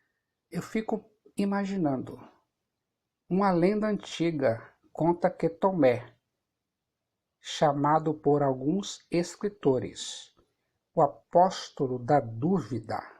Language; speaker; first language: Portuguese; native; Portuguese